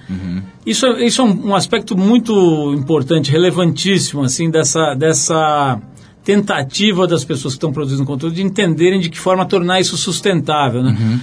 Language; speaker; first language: Portuguese; native; Portuguese